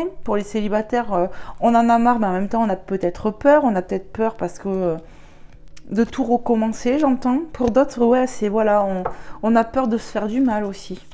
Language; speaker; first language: French; native; French